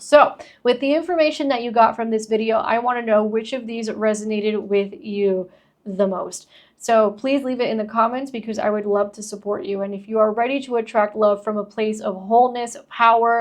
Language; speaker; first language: English; native; English